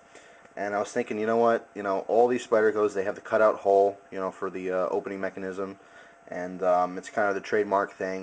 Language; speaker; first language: English; native; English